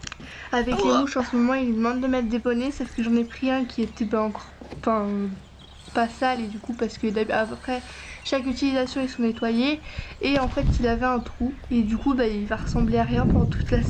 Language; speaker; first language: French; native; French